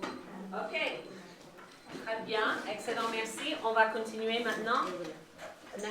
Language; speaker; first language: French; non-native, fluent; English